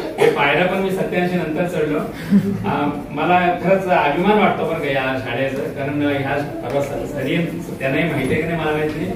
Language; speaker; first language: Marathi; non-native, local second language; Telugu